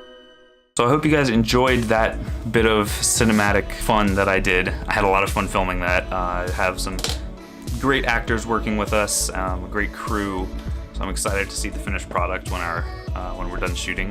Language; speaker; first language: English; native; English